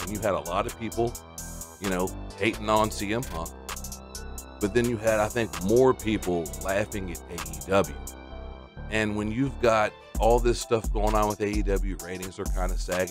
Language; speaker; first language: English; native; English